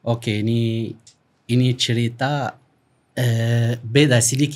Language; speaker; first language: Indonesian; non-native, fluent; Arabic